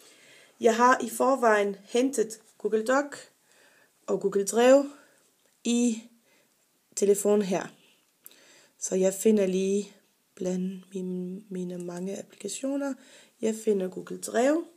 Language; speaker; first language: Danish; non-native, fluent; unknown